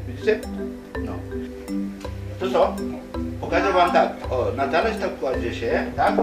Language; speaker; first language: Polish; non-native, fluent; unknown